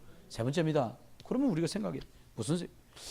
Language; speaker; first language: Korean; native; Korean